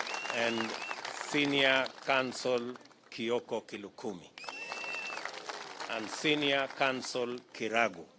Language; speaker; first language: English; non-native, local second language; Kalenjin